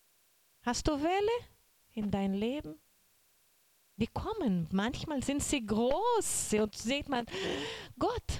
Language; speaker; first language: German; non-native, learner; Portuguese